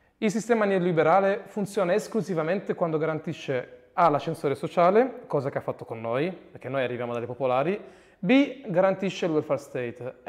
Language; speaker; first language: Italian; early bilingual, other home language; Arabic